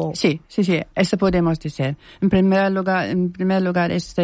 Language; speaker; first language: Spanish; non-native, fluent; German